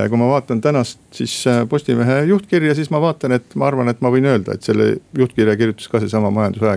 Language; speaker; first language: Estonian; native; Estonian